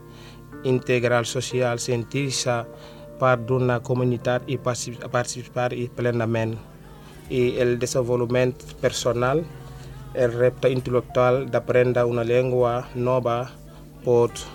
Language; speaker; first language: Catalan; non-native, learner; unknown